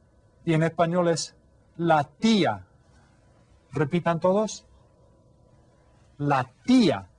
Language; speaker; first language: Spanish; non-native, fluent; English